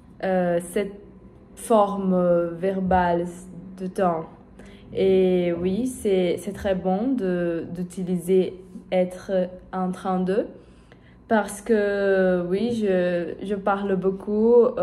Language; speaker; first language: French; non-native, learner; Portuguese